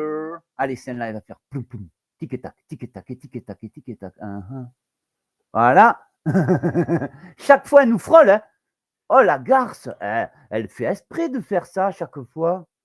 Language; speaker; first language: French; native; French